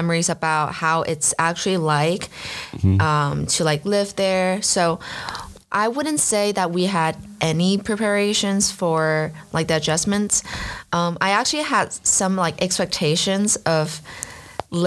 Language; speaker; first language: English; non-native, fluent; Chinese